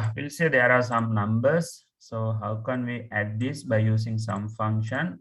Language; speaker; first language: English; non-native, local second language; Tamil